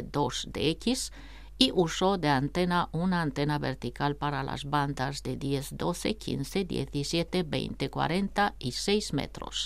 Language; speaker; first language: Spanish; non-native, fluent; Romanian